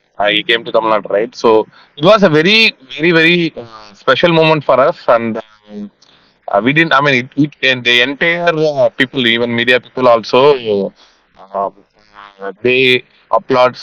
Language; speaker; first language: English; non-native, local second language; Tamil